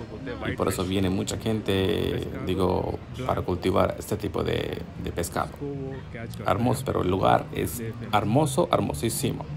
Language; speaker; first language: Spanish; non-native, fluent; Hindi